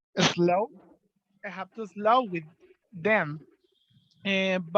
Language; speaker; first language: English; non-native, learner; Spanish